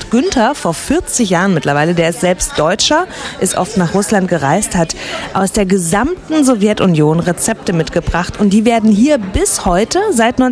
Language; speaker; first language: German; native; German